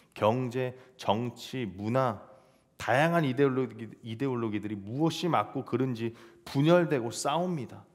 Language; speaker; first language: Korean; native; Korean